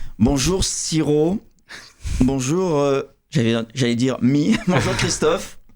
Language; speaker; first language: French; native; French